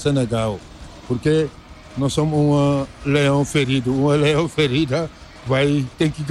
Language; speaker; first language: Portuguese; non-native, fluent; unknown